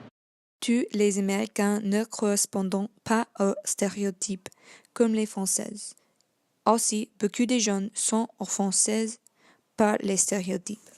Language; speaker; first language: French; non-native, learner; English